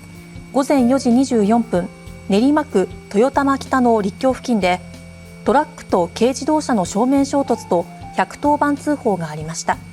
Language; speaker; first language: Japanese; native; Japanese